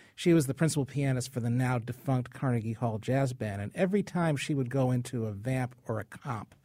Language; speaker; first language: English; native; English